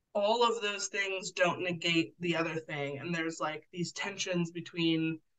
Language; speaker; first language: English; native; English